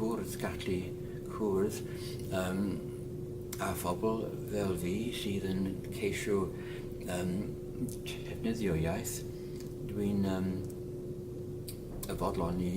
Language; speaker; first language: Welsh; non-native, learner; English